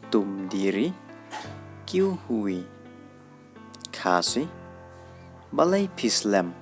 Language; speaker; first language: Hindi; non-native, learner; Khasi